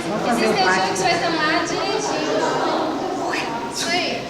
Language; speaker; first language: Portuguese; non-native, local second language; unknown